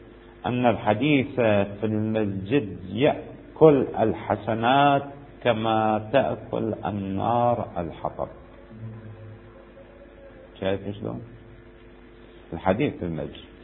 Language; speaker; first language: Arabic; native; Arabic